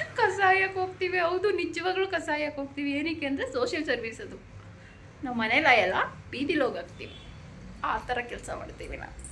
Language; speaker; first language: Kannada; native; Kannada